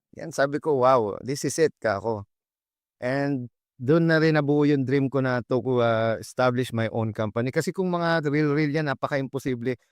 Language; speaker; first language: Filipino; native; Filipino